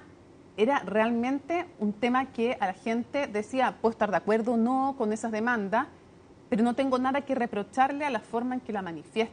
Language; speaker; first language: Spanish; native; Spanish